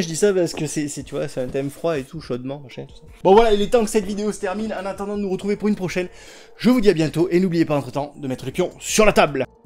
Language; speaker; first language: French; native; French